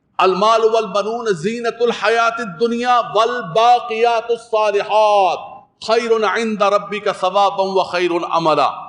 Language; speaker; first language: Urdu; native; Urdu